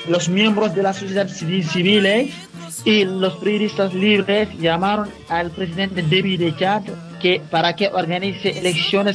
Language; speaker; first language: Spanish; non-native, fluent; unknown